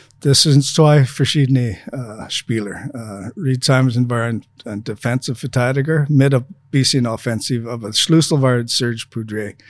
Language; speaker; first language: German; non-native, fluent; English